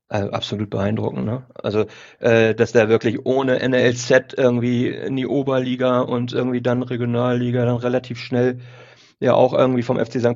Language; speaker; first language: German; native; German